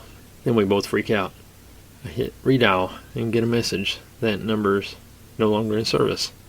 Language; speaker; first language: English; native; English